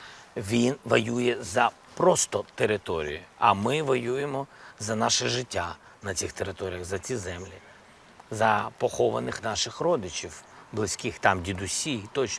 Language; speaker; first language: Ukrainian; non-native, local second language; Russian